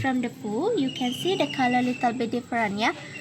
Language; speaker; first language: English; non-native, local second language; Indonesian